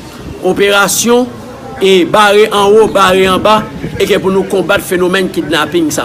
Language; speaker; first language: Haitian Creole; native; Haitian Creole